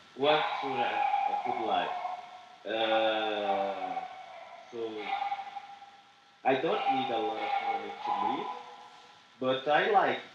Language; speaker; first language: English; non-native, learner; Portuguese